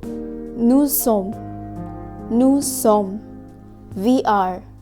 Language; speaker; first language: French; non-native, fluent; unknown